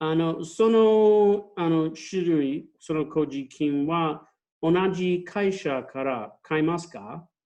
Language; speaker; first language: Japanese; non-native, fluent; English